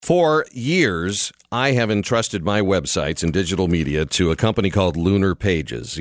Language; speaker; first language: English; native; English